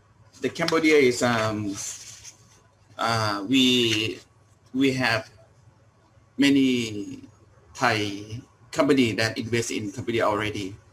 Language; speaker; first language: English; non-native, learner; Thai